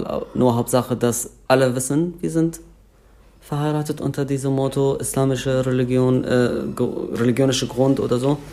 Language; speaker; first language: German; non-native, learner; Arabic